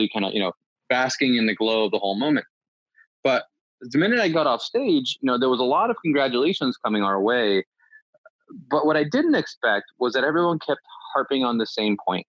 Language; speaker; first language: English; native; English